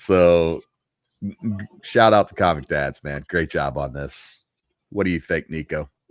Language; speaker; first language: English; native; English